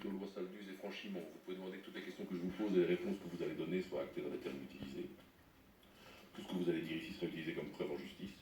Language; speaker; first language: French; native; French